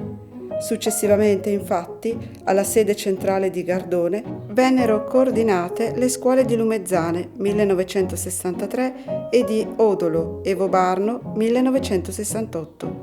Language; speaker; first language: Italian; native; Italian